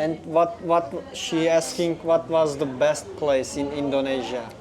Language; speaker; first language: English; non-native, learner; Turkish